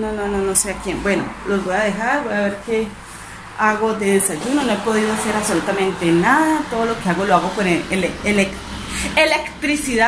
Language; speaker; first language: Spanish; native; Spanish